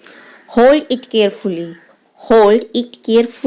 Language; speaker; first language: English; non-native, local second language; Hindi